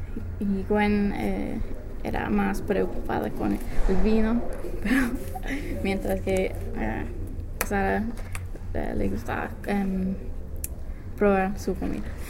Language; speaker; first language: Spanish; non-native, learner; English